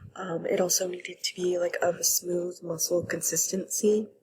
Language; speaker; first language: English; native; English